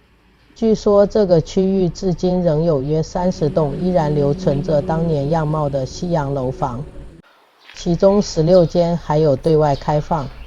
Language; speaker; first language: Chinese; native; Chinese